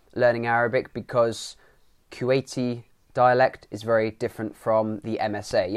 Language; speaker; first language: English; native; English